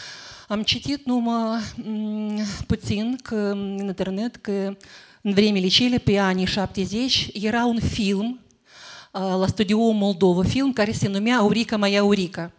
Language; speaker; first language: Romanian; native; Romanian